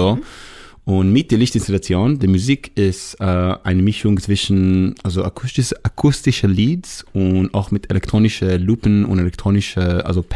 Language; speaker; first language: German; non-native, learner; Hebrew